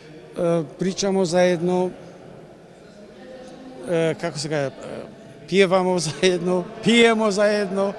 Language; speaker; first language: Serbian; non-native, learner; Romanian